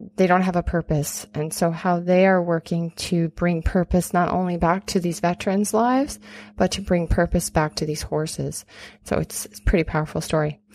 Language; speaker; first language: English; native; English